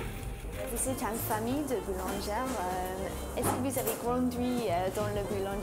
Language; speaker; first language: French; non-native, fluent; English